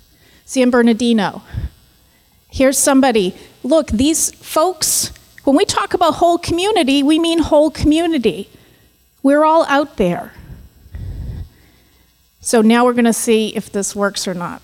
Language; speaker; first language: English; native; English